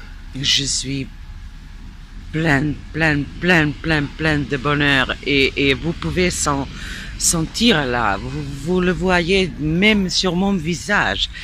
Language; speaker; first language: French; non-native, fluent; Serbian